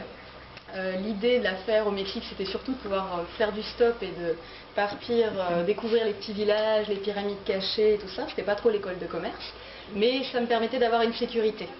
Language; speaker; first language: French; native; French